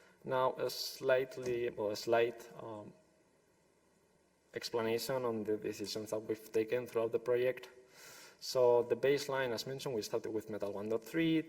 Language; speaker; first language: English; non-native, fluent; Spanish